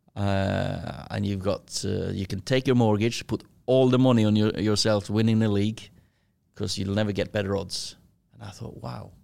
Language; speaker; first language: English; non-native, fluent; Norwegian